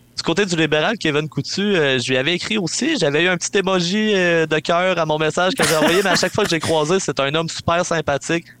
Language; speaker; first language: French; native; French